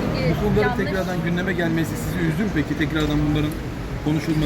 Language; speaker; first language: Turkish; native; Turkish